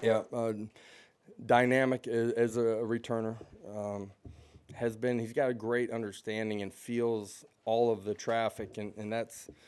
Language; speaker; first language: English; native; English